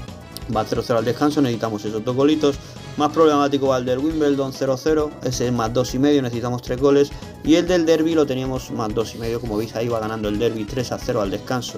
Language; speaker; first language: Spanish; native; Spanish